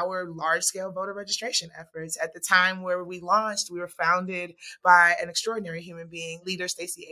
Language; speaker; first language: English; native; English